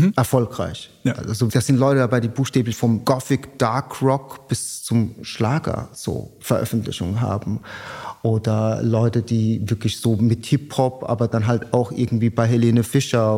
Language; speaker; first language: German; native; German